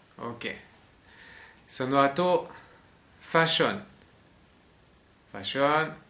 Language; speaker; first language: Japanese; non-native, fluent; French